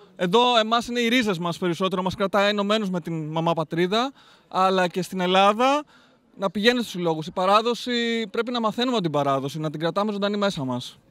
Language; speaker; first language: Greek; early bilingual, heritage; Greek